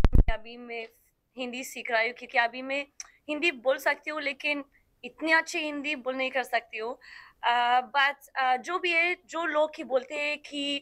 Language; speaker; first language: Hindi; non-native, learner; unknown